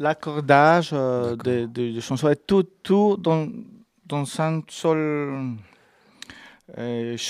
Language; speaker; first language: French; non-native, fluent; Spanish